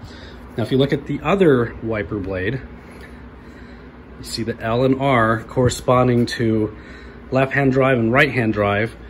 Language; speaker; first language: English; native; English